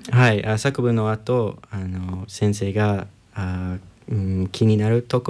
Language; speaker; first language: Japanese; non-native, learner; English